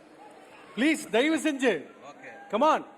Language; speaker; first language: Tamil; native; Tamil